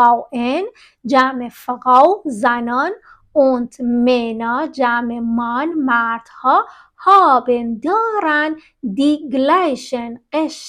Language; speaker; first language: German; non-native, fluent; Persian